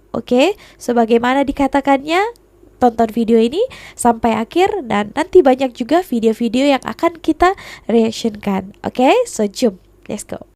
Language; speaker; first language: Indonesian; native; Indonesian